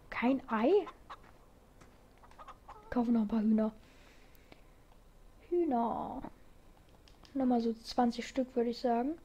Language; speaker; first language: German; native; German